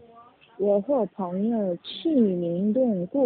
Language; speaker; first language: Chinese; non-native, learner; Korean